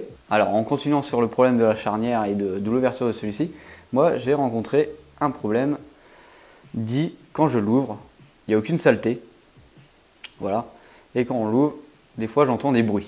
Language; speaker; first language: French; native; French